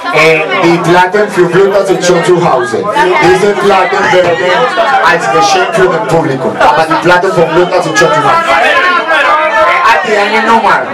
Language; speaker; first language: German; non-native, learner; Spanish